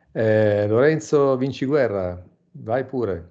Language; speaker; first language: Italian; native; Italian